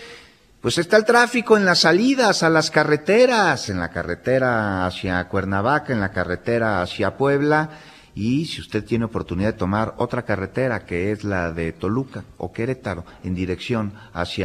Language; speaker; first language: Spanish; native; Spanish